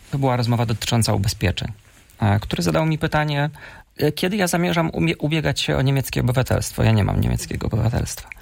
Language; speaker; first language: Polish; native; Polish